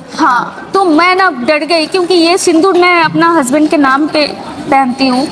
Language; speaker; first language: Hindi; non-native, local second language; Bangla